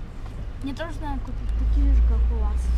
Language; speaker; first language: Russian; non-native, learner; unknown